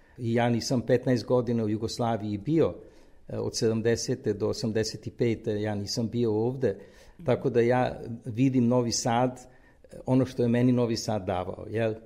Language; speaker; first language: Serbian; native; Serbian